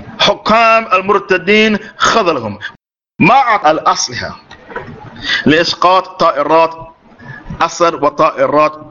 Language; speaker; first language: Arabic; non-native, fluent; English